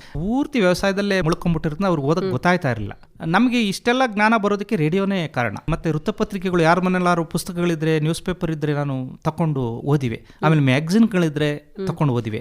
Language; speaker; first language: Kannada; native; Kannada